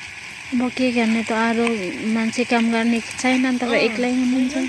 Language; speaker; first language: Nepali; non-native, local second language; Cebuano